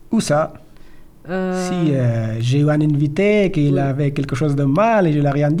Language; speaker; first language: French; non-native, learner; Persian